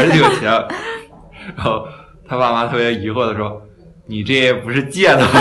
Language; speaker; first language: Chinese; native; Chinese